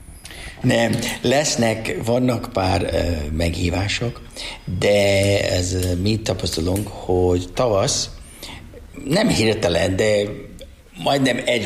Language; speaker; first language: Hungarian; non-native, learner; English